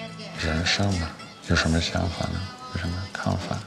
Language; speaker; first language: Chinese; non-native, fluent; Dutch